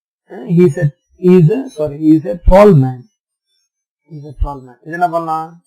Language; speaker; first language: English; non-native, local second language; Tamil